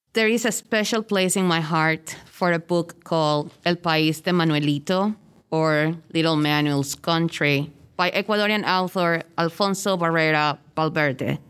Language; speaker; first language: English; non-native, fluent; Spanish